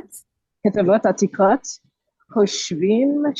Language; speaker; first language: Hebrew; non-native, learner; English